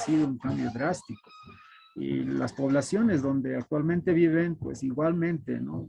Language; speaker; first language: Spanish; native; Spanish